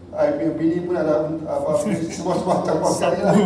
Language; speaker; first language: Malay; non-native, local second language; Chinese